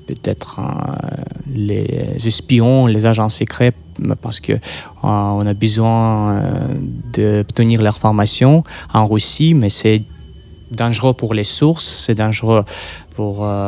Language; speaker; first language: French; non-native, fluent; Russian